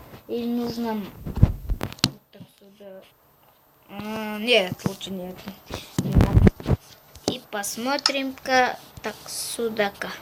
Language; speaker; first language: Russian; non-native, local second language; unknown